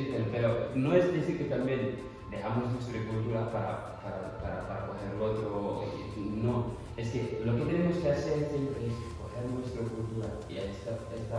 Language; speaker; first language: Spanish; non-native, learner; Fula